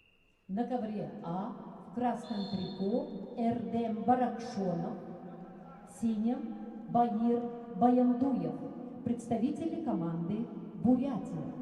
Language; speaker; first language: Russian; native; Russian